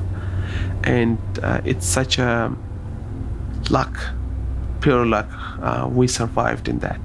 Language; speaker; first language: English; non-native, local second language; Hazaragi